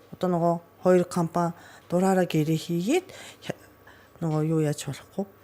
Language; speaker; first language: Mongolian; non-native, fluent; Japanese